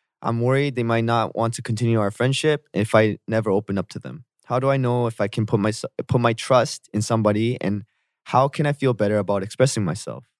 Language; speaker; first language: English; early bilingual, other home language; Korean